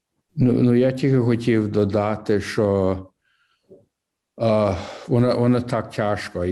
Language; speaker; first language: Ukrainian; early bilingual, heritage; English